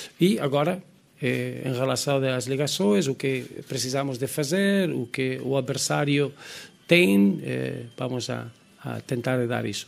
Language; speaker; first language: Portuguese; non-native, fluent; Spanish